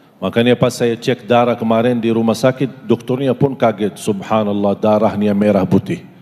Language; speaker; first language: Malay; non-native, fluent; Arabic